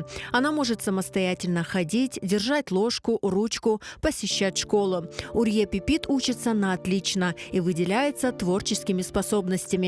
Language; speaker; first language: Russian; native; Russian